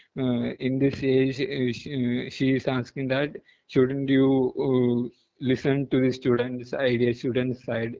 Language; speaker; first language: English; non-native, local second language; Malayalam